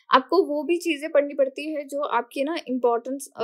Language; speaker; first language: Hindi; non-native, local second language; Marathi